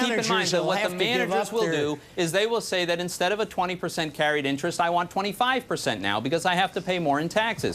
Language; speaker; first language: English; native; English